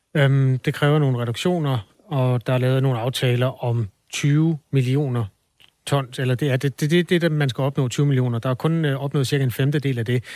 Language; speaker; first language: Danish; native; Danish